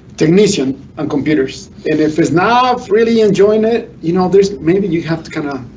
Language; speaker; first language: English; non-native, fluent; Spanish